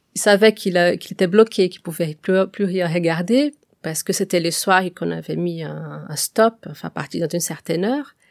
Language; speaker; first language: French; non-native, fluent; Portuguese